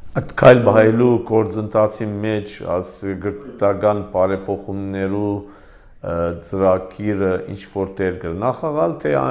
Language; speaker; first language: Armenian; early bilingual, heritage; Armenian